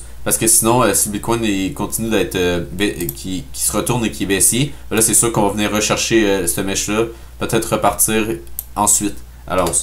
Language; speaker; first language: French; native; French